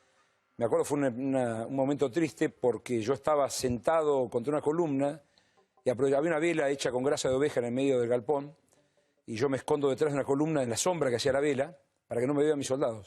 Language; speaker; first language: Spanish; native; Spanish